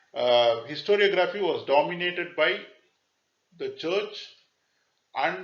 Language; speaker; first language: English; non-native, local second language; Tamil